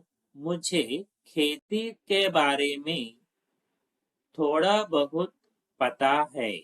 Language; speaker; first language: Hindi; non-native, local second language; Telugu